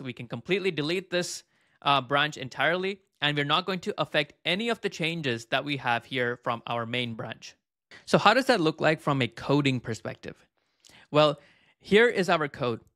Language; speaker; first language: English; native; English